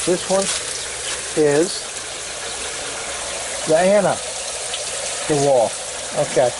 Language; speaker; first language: English; native; English